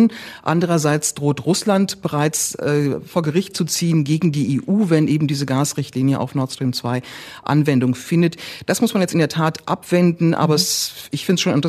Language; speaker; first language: German; native; German